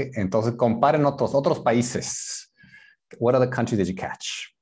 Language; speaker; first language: Spanish; native; Spanish